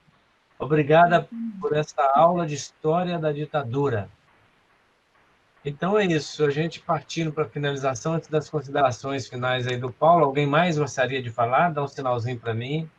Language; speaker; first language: Portuguese; native; Portuguese